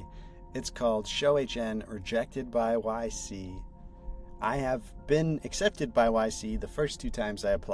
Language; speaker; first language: English; native; English